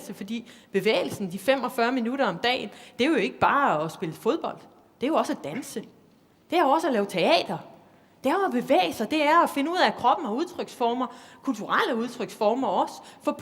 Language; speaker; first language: Danish; native; Danish